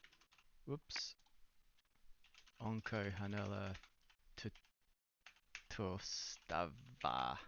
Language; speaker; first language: Finnish; non-native, learner; English